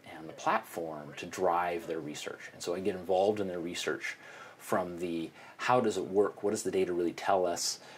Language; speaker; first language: English; native; English